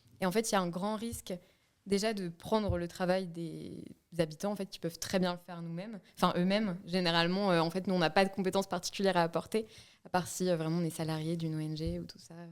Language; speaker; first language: French; native; French